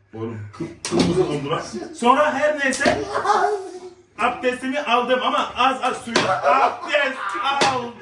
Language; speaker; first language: Turkish; non-native, fluent; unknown